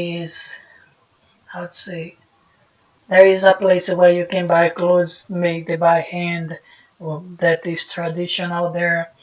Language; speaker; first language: English; non-native, fluent; Portuguese